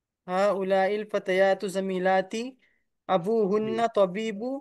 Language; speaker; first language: Arabic; non-native, learner; Urdu